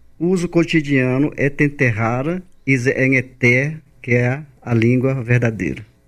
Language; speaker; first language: Portuguese; non-native, local second language; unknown